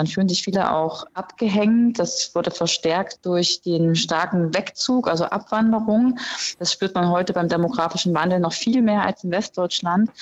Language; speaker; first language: German; native; German